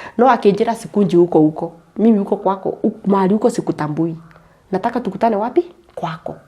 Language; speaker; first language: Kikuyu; native; Kikuyu